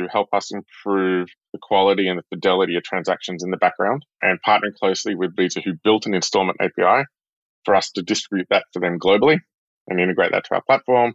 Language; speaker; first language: English; native; English